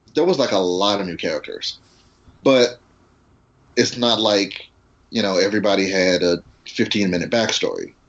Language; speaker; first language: English; native; English